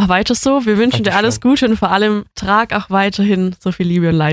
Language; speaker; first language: German; native; German